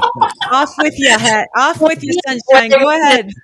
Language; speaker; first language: English; native; English